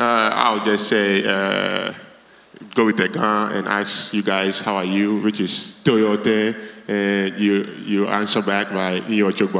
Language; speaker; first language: English; non-native, local second language; Ga